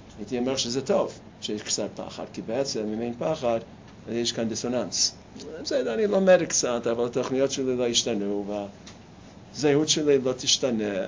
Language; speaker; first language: Hebrew; non-native, fluent; English